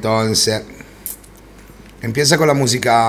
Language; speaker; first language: Spanish; non-native, fluent; Italian